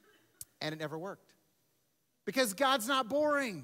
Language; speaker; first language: English; native; English